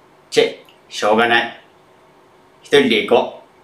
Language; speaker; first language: Japanese; native; Japanese